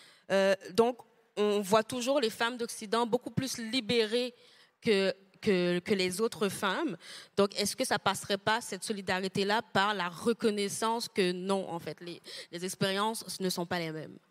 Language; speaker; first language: French; native; French